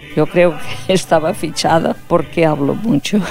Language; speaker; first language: Spanish; non-native, local second language; Catalan